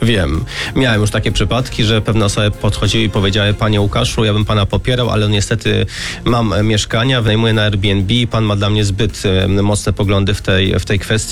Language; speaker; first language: Polish; native; Polish